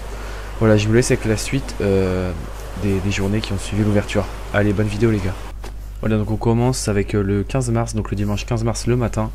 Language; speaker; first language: French; native; French